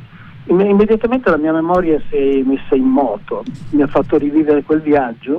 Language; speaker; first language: Italian; native; Italian